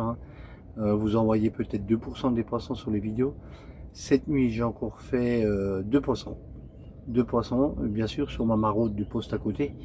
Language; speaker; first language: French; native; French